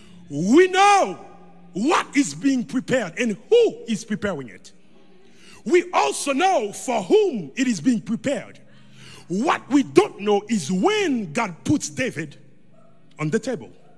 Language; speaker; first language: English; non-native, fluent; Haitian Creole